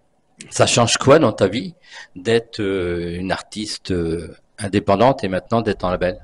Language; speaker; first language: French; native; French